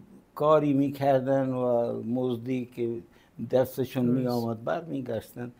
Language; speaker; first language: Persian; non-native, fluent; Punjabi